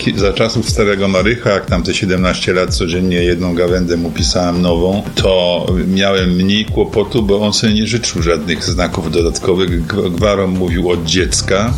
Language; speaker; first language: Polish; native; Polish